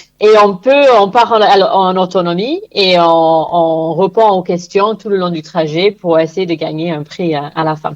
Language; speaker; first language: French; non-native, fluent; English